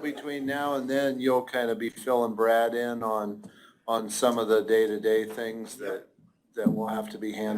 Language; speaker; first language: English; native; English